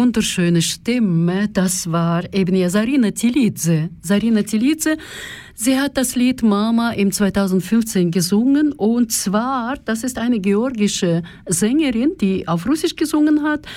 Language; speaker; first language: German; non-native, fluent; Russian